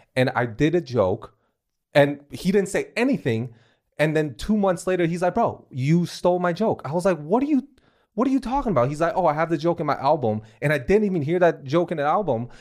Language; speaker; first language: English; non-native, fluent; Chinese